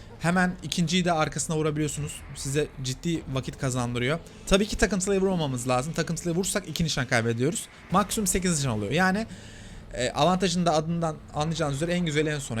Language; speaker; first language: Turkish; native; Turkish